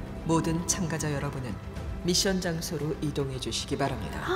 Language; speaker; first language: Korean; native; Korean